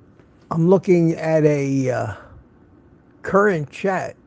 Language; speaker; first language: English; native; English